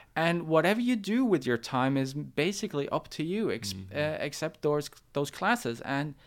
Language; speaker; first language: English; non-native, fluent; Norwegian